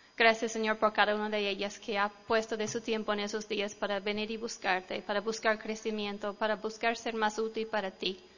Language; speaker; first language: Spanish; non-native, fluent; English